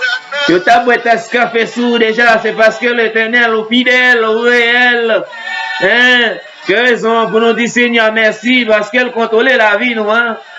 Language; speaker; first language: French; non-native, local second language; Haitian Creole